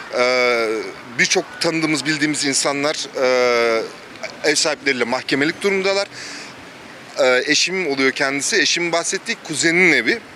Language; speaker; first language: Turkish; native; Turkish